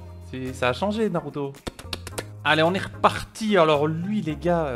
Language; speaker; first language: French; native; French